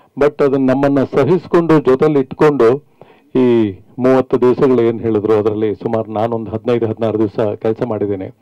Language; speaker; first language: Kannada; native; Kannada